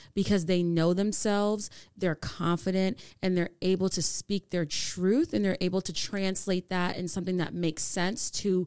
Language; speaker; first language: English; native; English